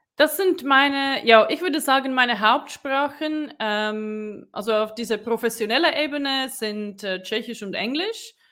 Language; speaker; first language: German; non-native, fluent; Czech